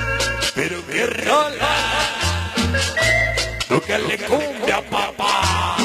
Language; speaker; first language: Spanish; native; Spanish